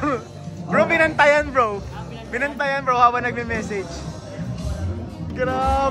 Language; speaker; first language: Filipino; native; Filipino